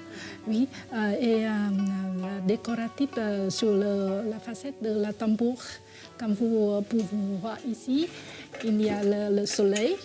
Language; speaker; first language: French; non-native, fluent; Vietnamese